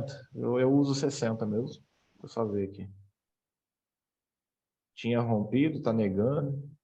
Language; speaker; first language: Portuguese; native; Portuguese